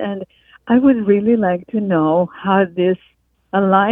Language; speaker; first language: English; non-native, fluent; Hungarian